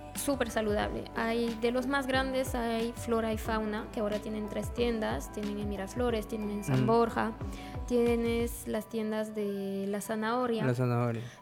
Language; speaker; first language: Spanish; non-native, fluent; French